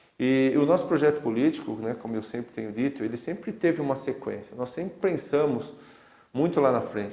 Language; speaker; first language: Portuguese; native; Portuguese